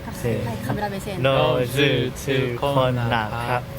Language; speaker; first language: Thai; non-native, learner; Japanese